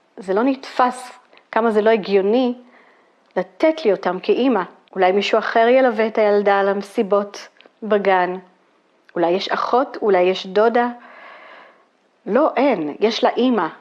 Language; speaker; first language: Hebrew; native; Hebrew